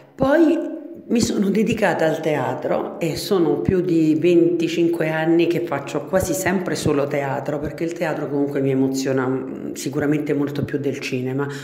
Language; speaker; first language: Italian; native; Italian